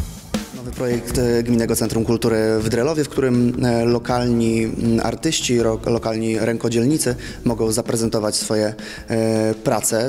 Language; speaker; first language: Polish; native; Polish